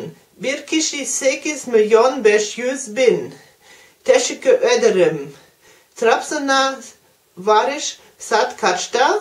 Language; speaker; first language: Turkish; non-native, learner; German